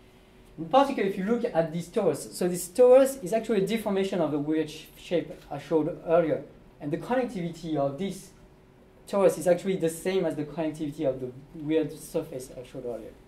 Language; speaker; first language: English; non-native, fluent; French